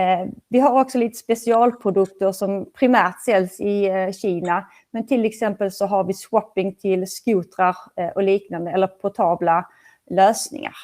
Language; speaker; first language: Swedish; native; Swedish